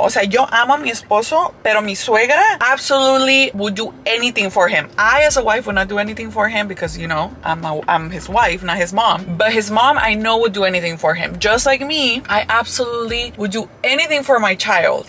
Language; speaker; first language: English; early bilingual, other home language; Spanish